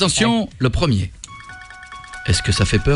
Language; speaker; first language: French; native; French